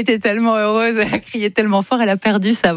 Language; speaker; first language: French; native; French